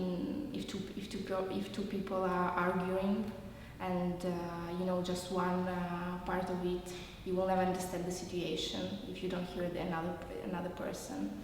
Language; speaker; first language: English; non-native, fluent; Russian